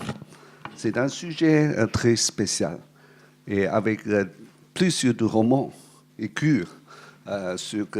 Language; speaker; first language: French; non-native, fluent; Cantonese